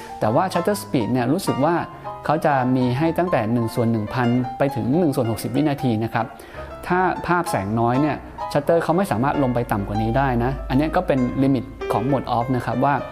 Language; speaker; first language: Thai; native; Thai